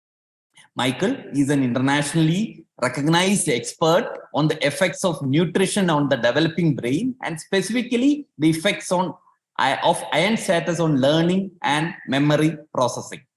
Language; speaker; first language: English; non-native, local second language; Malayalam